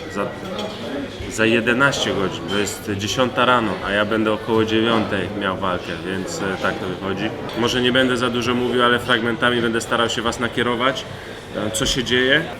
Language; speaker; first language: Polish; early bilingual, heritage; Polish